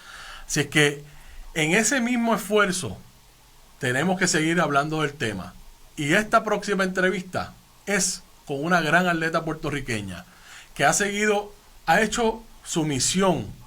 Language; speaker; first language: Spanish; native; Spanish